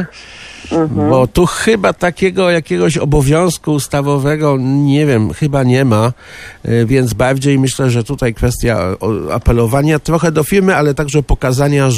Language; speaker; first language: Polish; native; Polish